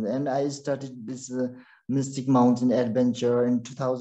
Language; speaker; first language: English; non-native, learner; Sherpa